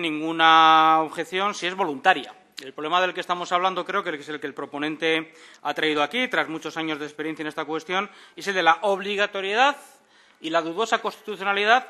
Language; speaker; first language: Spanish; native; Spanish